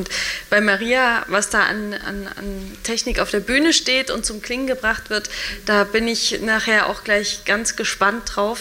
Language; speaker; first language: German; native; German